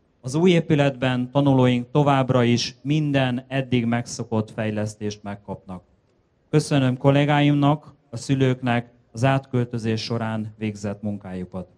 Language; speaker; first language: Hungarian; native; Hungarian